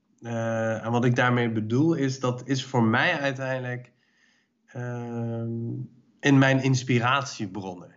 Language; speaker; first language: Dutch; early bilingual, other home language; Persian